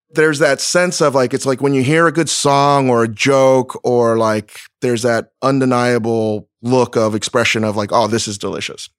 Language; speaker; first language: English; native; English